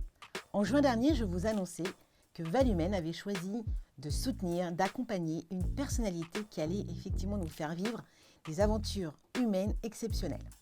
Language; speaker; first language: French; native; French